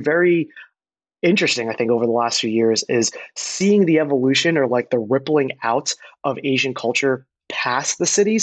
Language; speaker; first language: English; native; English